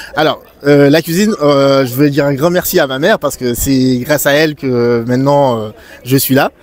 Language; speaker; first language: French; native; French